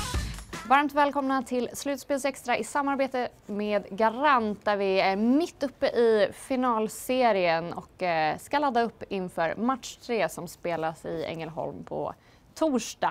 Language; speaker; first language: Swedish; native; Swedish